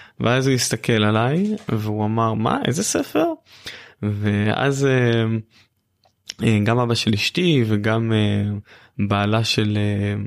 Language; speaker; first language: Hebrew; native; Hebrew